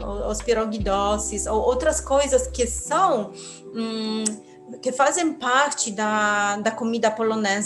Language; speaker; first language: Portuguese; non-native, fluent; Polish